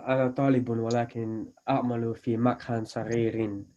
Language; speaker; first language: Arabic; non-native, learner; French